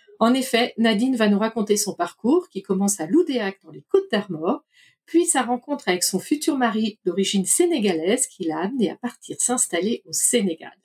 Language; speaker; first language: French; native; French